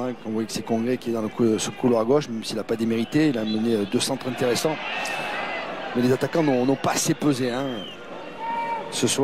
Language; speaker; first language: French; native; French